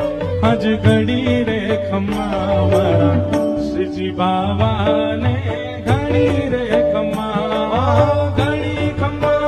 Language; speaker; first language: Hindi; native; Hindi